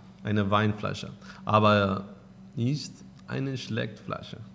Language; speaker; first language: German; non-native, learner; Spanish